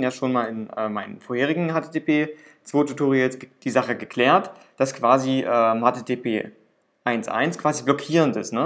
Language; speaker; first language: German; native; German